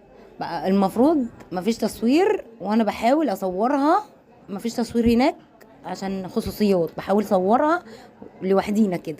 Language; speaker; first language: Arabic; native; Arabic